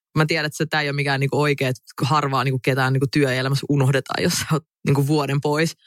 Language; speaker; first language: Finnish; early bilingual, other home language; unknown